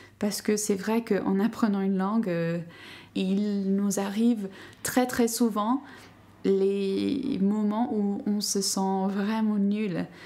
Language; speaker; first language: French; non-native, fluent; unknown